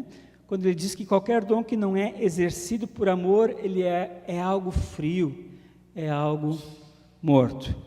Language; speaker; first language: Portuguese; native; Portuguese